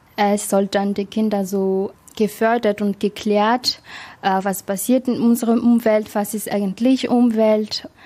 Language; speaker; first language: German; non-native, learner; Malagasy